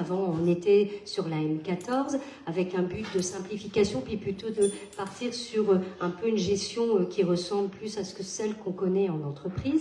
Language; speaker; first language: French; native; French